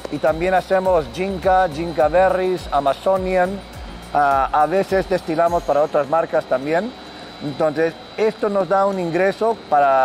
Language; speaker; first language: Spanish; non-native, fluent; English